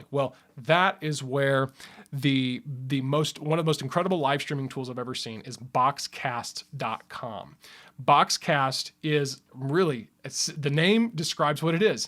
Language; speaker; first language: English; native; English